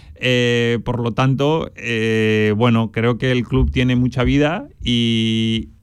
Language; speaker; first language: Spanish; native; Spanish